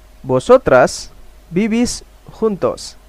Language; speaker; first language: Spanish; non-native, fluent; Indonesian